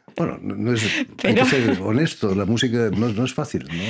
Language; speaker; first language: Spanish; native; Spanish